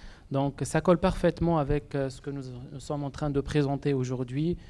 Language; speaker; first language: French; non-native, local second language; Arabic